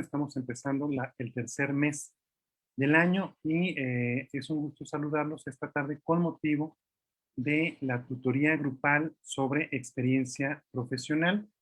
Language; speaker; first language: Spanish; native; Spanish